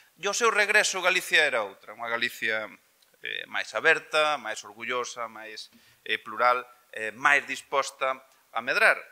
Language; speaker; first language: Galician; native; Galician